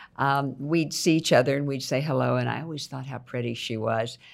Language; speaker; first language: English; native; English